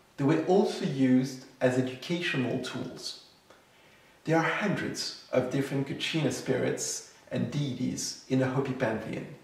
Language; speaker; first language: English; non-native, fluent; French